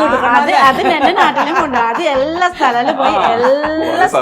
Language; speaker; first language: Malayalam; non-native, learner; Nepali